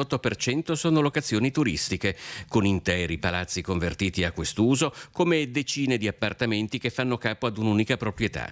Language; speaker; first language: Italian; native; Italian